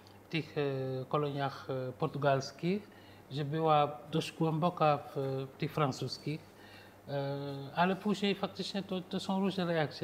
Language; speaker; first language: Polish; non-native, fluent; Wolof